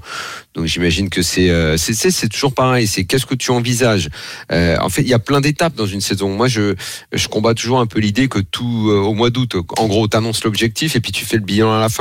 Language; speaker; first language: French; native; French